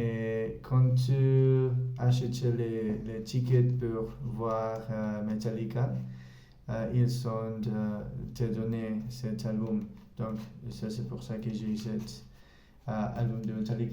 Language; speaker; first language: French; non-native, learner; Spanish